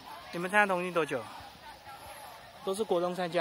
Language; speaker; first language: Chinese; native; Chinese